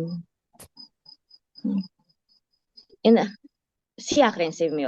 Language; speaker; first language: Turkish; non-native, learner; Uzbek